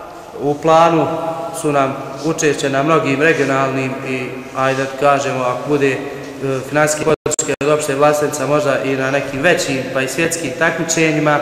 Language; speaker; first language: Croatian; native; Croatian